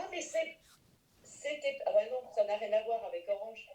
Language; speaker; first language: French; native; French